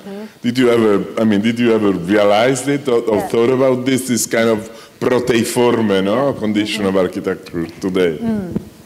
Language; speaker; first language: English; non-native, fluent; Italian